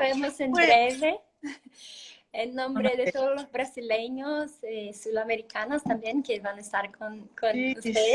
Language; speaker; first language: Spanish; non-native, learner; Portuguese